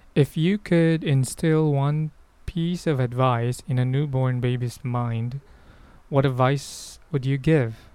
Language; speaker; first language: English; non-native, local second language; Filipino